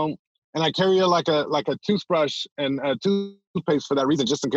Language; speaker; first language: English; early bilingual, other home language; Spanish